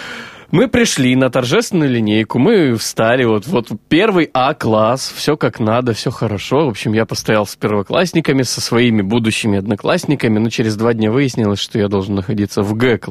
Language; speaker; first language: Russian; native; Russian